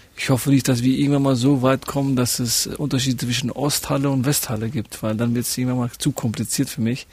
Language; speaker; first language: German; early bilingual, other home language; Kurdish